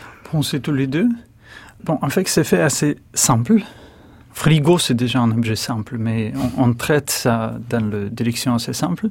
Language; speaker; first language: French; non-native, fluent; Russian